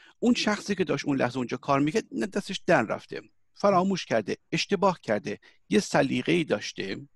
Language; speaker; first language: Persian; early bilingual, heritage; Persian